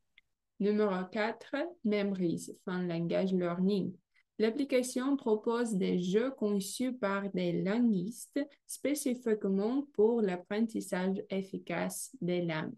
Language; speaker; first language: French; non-native, fluent; Russian